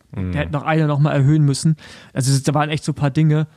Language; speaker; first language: German; native; German